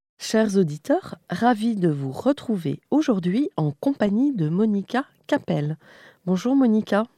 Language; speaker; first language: French; native; French